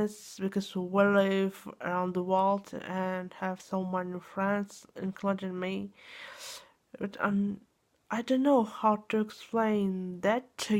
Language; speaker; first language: English; non-native, learner; Russian